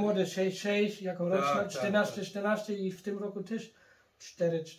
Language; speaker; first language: Polish; early bilingual, heritage; German